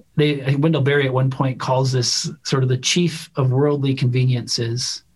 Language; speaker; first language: English; native; English